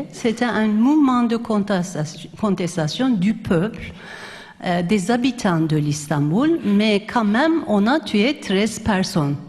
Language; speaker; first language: French; non-native, fluent; Turkish